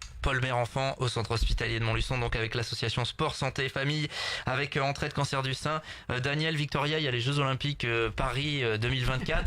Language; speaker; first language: French; native; French